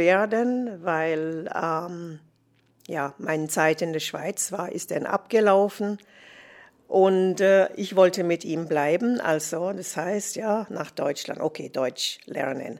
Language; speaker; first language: German; non-native, fluent; English